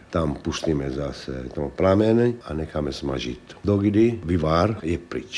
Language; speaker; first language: Czech; non-native, learner; Italian